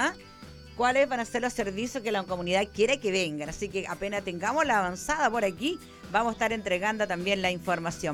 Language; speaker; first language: Spanish; native; Spanish